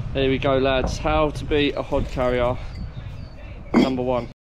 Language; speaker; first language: English; native; English